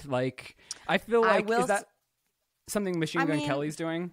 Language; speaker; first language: English; native; English